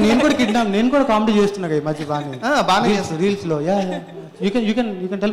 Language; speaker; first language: Telugu; native; Telugu